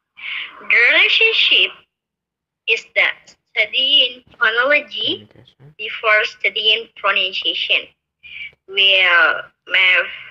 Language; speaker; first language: English; non-native, learner; Indonesian